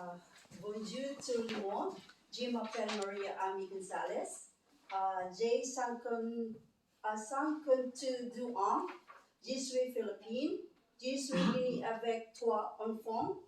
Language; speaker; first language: French; non-native, learner; Filipino